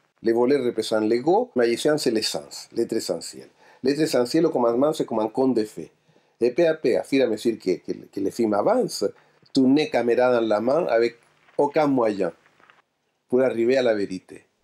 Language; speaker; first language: French; non-native, fluent; Spanish